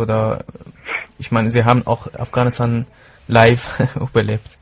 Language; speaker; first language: German; non-native, fluent; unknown